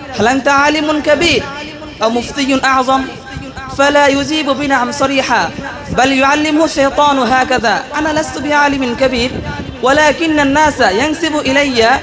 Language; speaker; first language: Arabic; non-native, fluent; Bangla